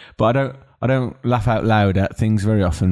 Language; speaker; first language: English; native; English